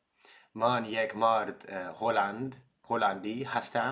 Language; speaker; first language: Persian; non-native, learner; Dutch